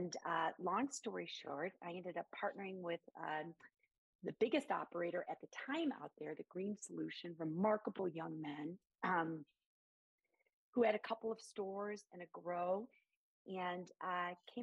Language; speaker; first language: English; native; English